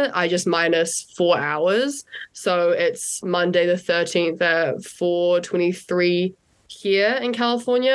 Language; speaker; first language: English; native; English